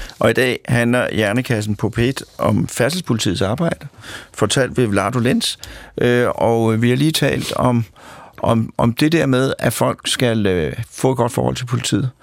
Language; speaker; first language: Danish; native; Danish